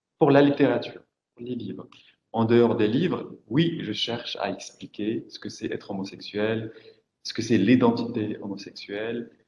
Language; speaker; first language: French; non-native, local second language; Arabic